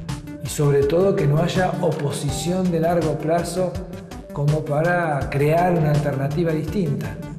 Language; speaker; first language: Spanish; native; Spanish